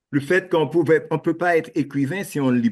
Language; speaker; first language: French; non-native, local second language; Haitian Creole